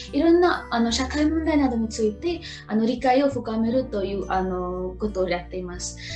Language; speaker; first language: Japanese; non-native, fluent; Marathi